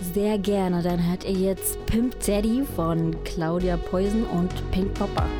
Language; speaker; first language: German; early bilingual, other home language; Spanish